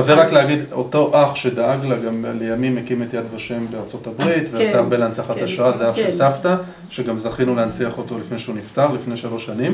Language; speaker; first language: Hebrew; native; Hebrew